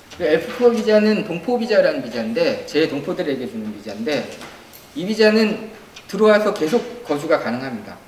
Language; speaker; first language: Korean; native; Korean